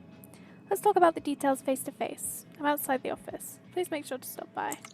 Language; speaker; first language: English; native; English